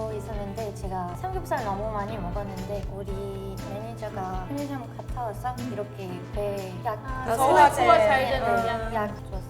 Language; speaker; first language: Korean; non-native, learner; French